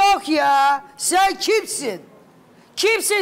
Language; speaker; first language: Turkish; native; Turkish